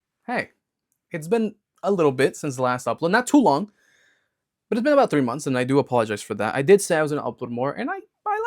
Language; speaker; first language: English; native; English